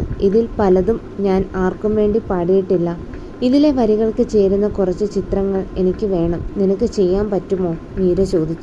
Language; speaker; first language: Malayalam; native; Malayalam